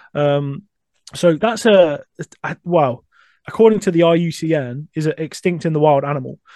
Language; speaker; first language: English; native; English